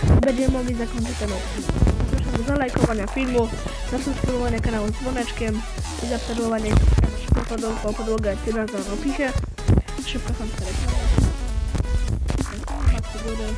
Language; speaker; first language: Polish; native; Polish